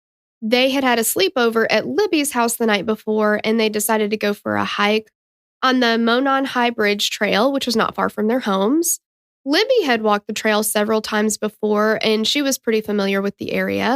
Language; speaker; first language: English; native; English